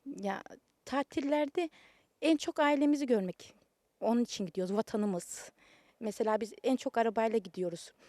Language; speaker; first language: Turkish; native; Turkish